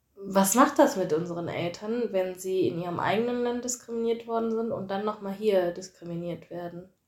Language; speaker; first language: German; early bilingual, other home language; Tamil